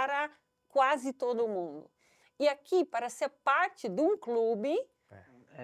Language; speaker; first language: Portuguese; non-native, fluent; Dutch